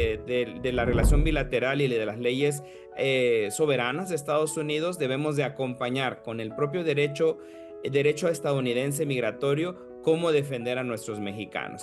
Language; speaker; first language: Spanish; native; Spanish